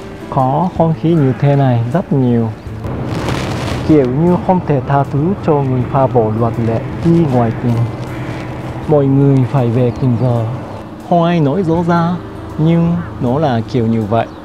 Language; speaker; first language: Vietnamese; non-native, fluent; Japanese